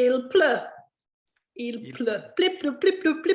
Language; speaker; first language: French; non-native, fluent; English